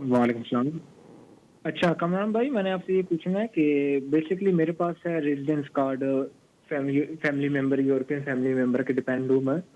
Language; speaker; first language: Urdu; non-native, local second language; Punjabi